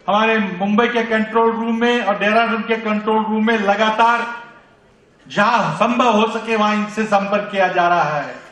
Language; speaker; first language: Hindi; non-native, local second language; Marathi